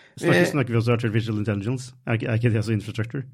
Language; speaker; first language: Norwegian; native; Norwegian